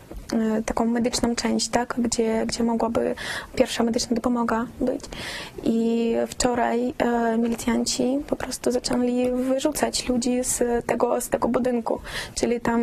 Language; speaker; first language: Polish; non-native, fluent; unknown